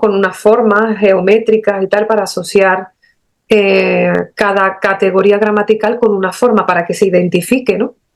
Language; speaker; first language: Spanish; native; Spanish